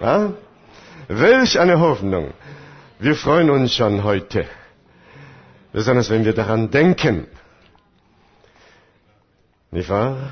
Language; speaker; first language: German; non-native, fluent; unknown